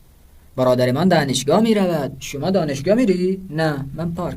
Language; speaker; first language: Persian; non-native, fluent; Urdu